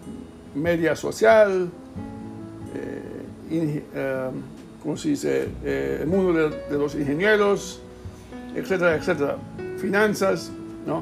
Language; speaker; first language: Spanish; early bilingual, heritage; English